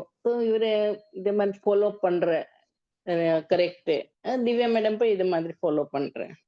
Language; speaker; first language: Tamil; non-native, learner; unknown